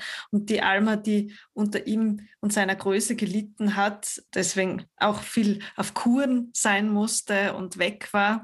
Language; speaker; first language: German; native; German